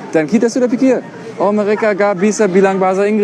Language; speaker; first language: Indonesian; non-native, learner; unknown